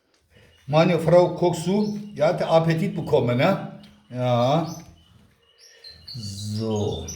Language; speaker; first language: German; non-native, local second language; Kurdish